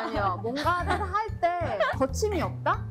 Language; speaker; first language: Korean; native; Korean